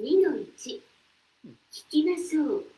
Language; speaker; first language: Japanese; non-native, learner; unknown